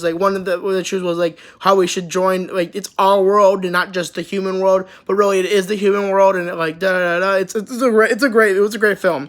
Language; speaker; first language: English; native; English